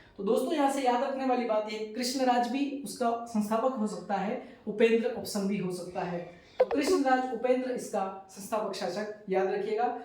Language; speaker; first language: Hindi; native; Hindi